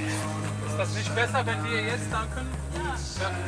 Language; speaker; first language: German; non-native, learner; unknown